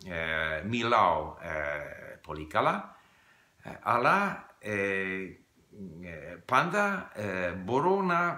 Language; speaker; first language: Greek; non-native, learner; English